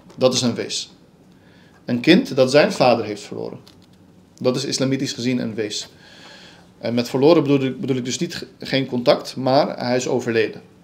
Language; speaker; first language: Dutch; early bilingual, other home language; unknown